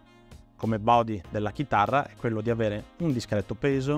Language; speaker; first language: Italian; native; Italian